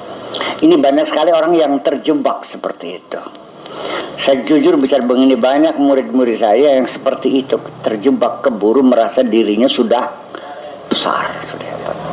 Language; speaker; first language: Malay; non-native, local second language; Javanese